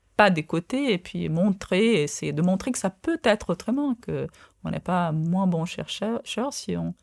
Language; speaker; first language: French; non-native, fluent; Portuguese